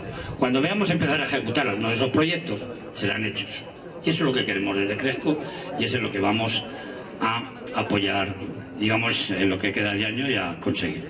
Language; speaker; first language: Spanish; native; Spanish